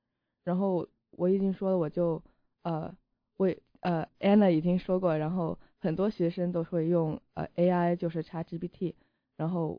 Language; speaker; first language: Chinese; early bilingual, heritage; Chinese